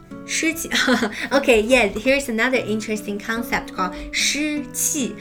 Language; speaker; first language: English; non-native, fluent; Chinese